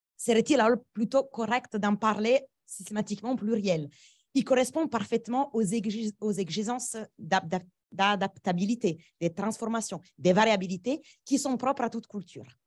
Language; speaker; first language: French; non-native, fluent; Italian